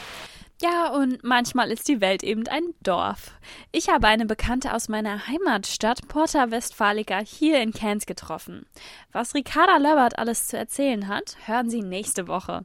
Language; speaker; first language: German; native; German